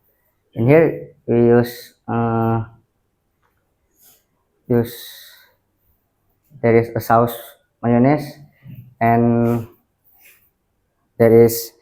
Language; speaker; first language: English; non-native, learner; Indonesian